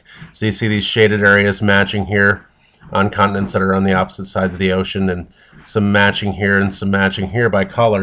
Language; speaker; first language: English; native; English